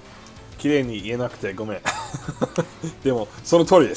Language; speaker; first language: Japanese; non-native, fluent; English